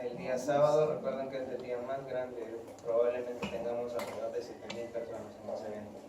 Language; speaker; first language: Spanish; native; Spanish